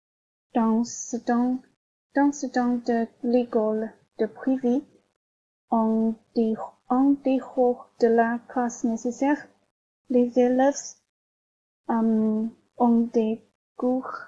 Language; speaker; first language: French; non-native, learner; Chinese